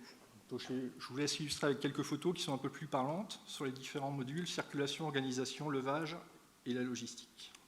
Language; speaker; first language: French; native; French